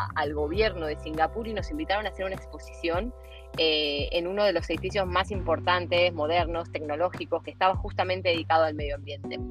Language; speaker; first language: Spanish; native; Spanish